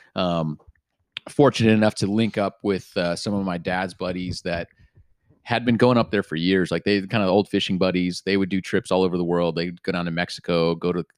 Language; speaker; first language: English; native; English